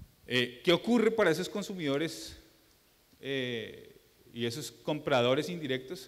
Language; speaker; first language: Spanish; native; Spanish